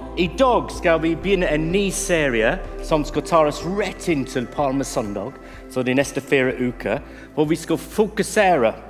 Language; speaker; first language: Norwegian; non-native, fluent; English